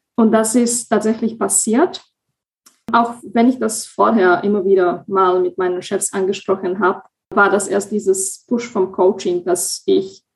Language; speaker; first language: German; non-native, fluent; Slovak